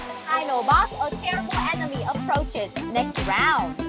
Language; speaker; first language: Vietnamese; native; Vietnamese